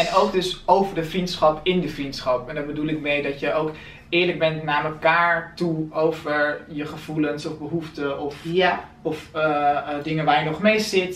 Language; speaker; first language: Dutch; native; Dutch